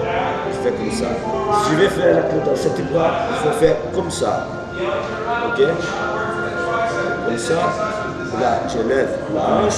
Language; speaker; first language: French; non-native, learner; Portuguese